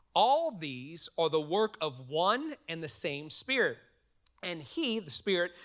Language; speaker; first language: English; native; English